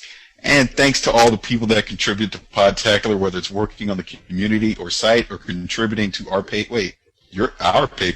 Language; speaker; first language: English; native; English